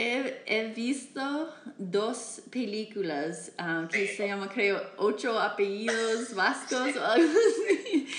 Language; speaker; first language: Spanish; non-native, learner; English